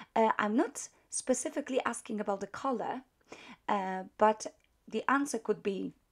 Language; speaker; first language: English; non-native, fluent; Polish